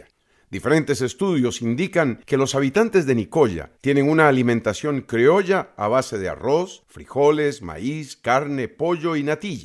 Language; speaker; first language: Spanish; native; Spanish